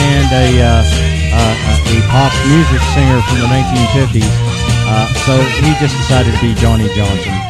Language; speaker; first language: English; native; English